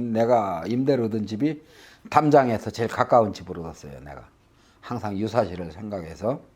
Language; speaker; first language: Korean; native; Korean